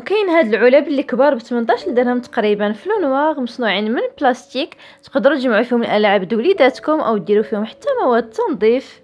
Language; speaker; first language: Arabic; native; Arabic